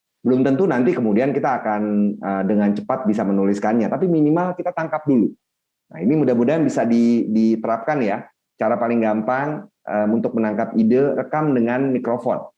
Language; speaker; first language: Indonesian; native; Indonesian